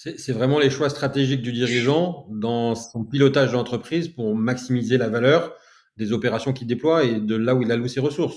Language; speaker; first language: French; native; French